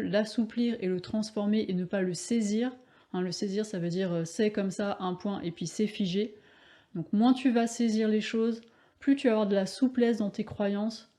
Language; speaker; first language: French; native; French